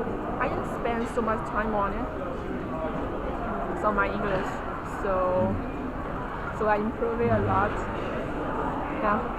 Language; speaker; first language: English; non-native, learner; Chinese